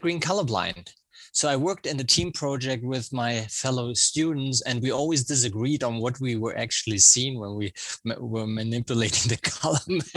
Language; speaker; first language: English; non-native, fluent; German